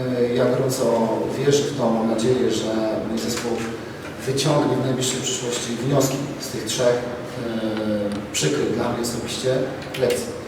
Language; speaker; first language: Polish; native; Polish